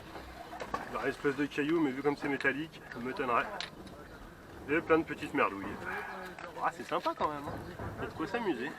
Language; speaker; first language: French; native; French